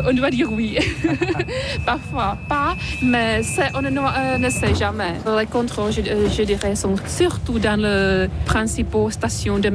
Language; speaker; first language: French; non-native, fluent; Czech